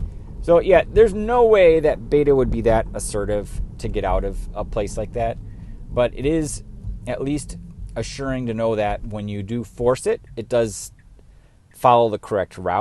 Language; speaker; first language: English; native; English